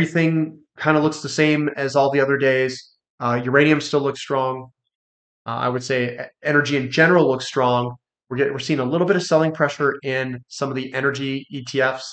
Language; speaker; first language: English; native; English